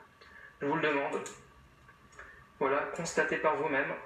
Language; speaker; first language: French; native; French